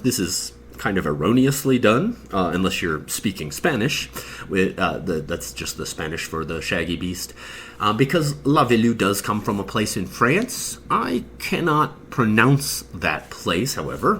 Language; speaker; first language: English; native; English